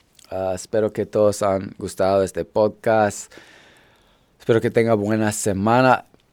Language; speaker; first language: Spanish; non-native, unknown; English